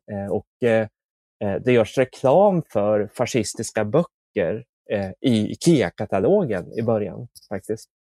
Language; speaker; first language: Swedish; native; Swedish